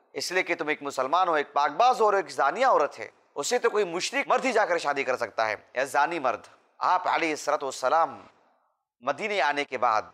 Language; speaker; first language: Urdu; native; Urdu